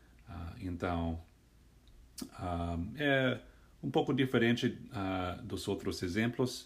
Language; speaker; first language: Portuguese; non-native, fluent; English